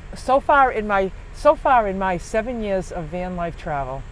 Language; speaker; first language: English; native; English